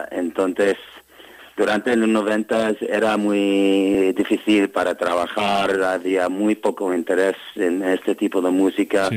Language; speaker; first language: Spanish; non-native, learner; English